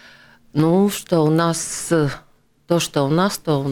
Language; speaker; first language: Russian; non-native, local second language; Latvian